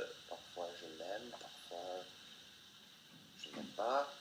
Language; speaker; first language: French; non-native, learner; English